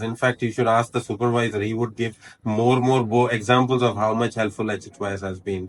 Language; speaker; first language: English; non-native, local second language; Malayalam